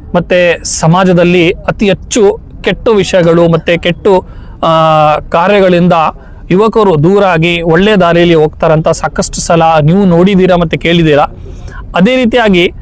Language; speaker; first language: Kannada; non-native, local second language; Urdu